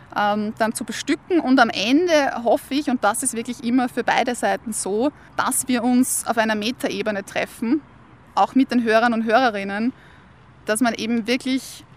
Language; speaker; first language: German; native; German